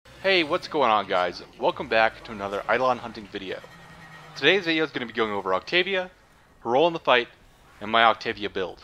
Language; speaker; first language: English; native; English